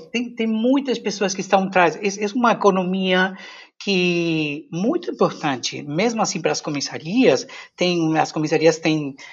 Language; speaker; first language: Portuguese; non-native, fluent; Spanish